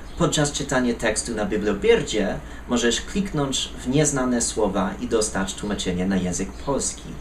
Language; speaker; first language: Polish; non-native, fluent; English